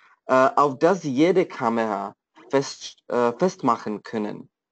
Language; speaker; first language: German; non-native, fluent; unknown